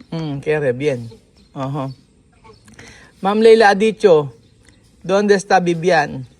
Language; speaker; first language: Spanish; non-native, learner; Filipino